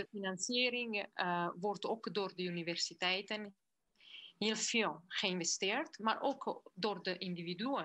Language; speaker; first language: Dutch; non-native, fluent; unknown